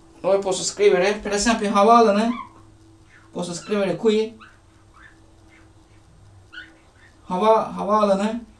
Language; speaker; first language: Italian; non-native, learner; Turkish